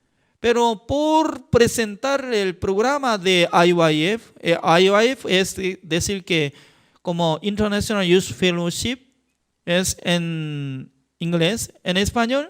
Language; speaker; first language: Spanish; non-native, fluent; Korean